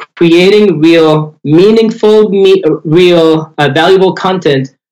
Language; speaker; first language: English; non-native, fluent; Arabic